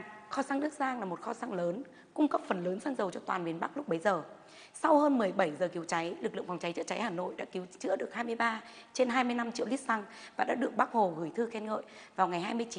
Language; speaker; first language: Vietnamese; native; Vietnamese